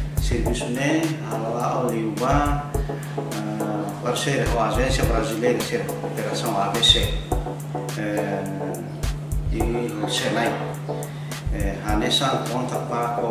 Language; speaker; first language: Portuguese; non-native, local second language; Tetum